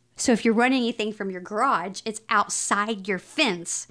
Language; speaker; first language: English; native; English